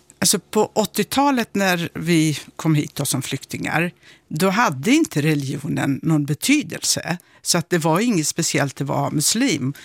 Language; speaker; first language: Swedish; early bilingual, other home language; Kurdish